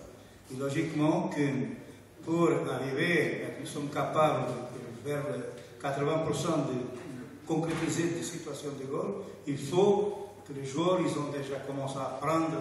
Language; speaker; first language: French; non-native, fluent; Portuguese